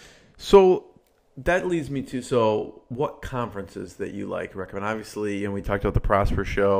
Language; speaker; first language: English; native; English